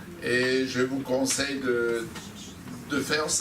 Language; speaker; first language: French; non-native, fluent; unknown